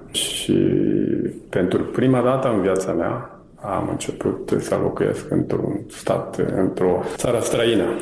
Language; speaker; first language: Romanian; non-native, fluent; Japanese